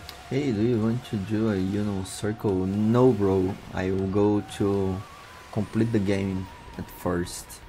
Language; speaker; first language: English; non-native, learner; Portuguese